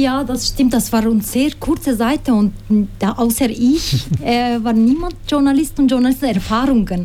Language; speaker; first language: German; non-native, learner; Spanish